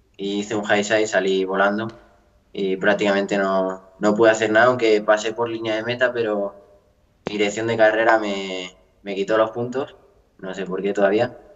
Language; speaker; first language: Spanish; native; Spanish